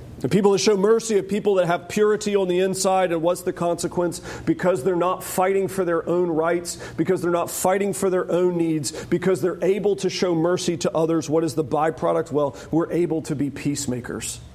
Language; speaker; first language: English; native; English